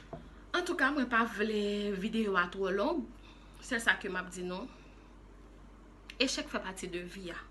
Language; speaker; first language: French; non-native, local second language; Haitian Creole